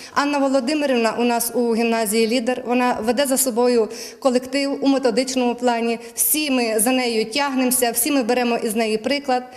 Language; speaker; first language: Ukrainian; native; Ukrainian